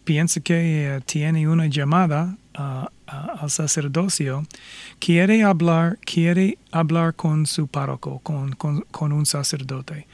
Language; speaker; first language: Spanish; non-native, fluent; English